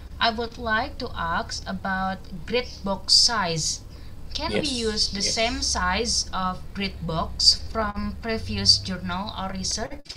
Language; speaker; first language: English; non-native, learner; Indonesian